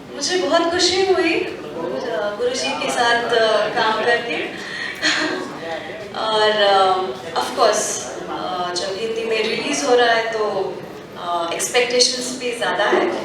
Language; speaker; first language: Hindi; non-native, local second language; Kannada